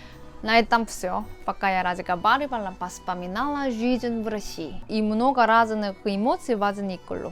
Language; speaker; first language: Russian; non-native, fluent; Korean